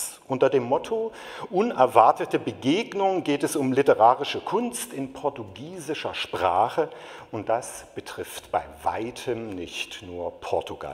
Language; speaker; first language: German; native; German